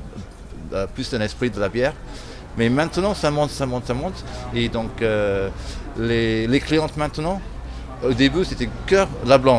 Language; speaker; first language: French; non-native, learner; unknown